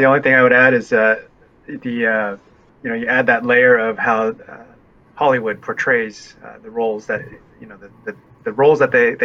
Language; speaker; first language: English; early bilingual, other home language; Chinese